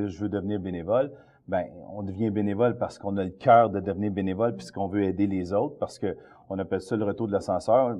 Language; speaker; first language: French; native; French